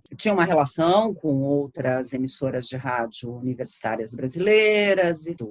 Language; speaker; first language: Portuguese; native; Portuguese